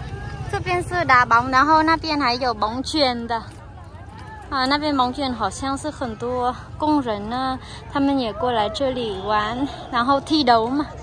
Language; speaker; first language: Chinese; non-native, fluent; Vietnamese